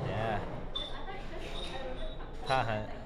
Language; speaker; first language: Chinese; non-native, learner; Cantonese